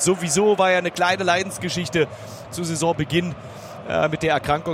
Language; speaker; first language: German; native; German